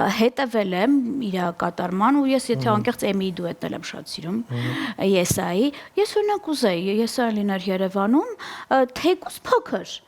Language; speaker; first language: Armenian; native; Armenian